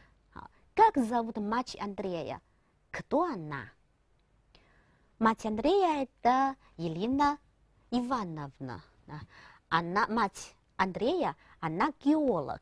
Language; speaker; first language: Russian; non-native, fluent; Chinese